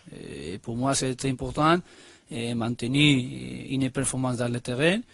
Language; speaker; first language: French; non-native, learner; Spanish